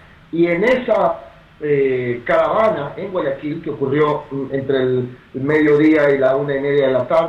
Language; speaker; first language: Spanish; native; Spanish